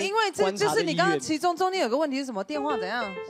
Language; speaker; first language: Chinese; native; Chinese